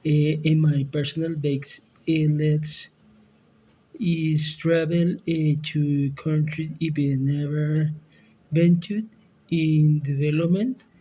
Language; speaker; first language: English; non-native, learner; Spanish